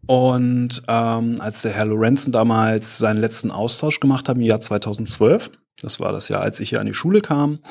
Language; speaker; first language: German; native; German